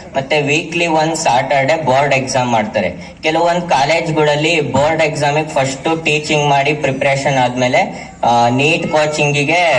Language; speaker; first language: Kannada; native; Kannada